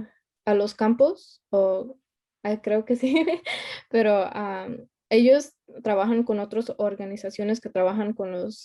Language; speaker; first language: Spanish; early bilingual, heritage; Spanish